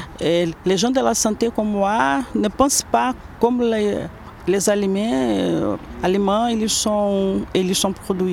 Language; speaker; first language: French; non-native, learner; Portuguese